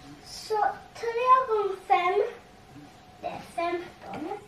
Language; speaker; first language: Swedish; non-native, learner; Tigrinya